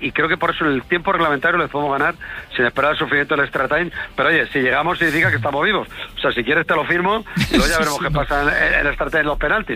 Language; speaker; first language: Spanish; native; Spanish